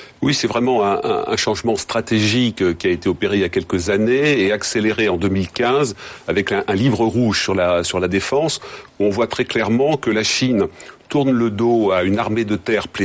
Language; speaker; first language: French; native; French